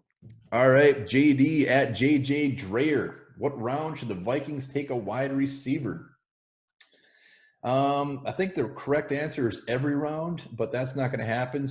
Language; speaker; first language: English; native; English